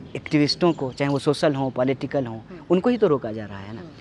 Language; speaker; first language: Hindi; native; Hindi